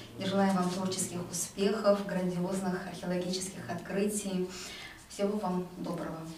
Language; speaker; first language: Russian; non-native, local second language; Kazakh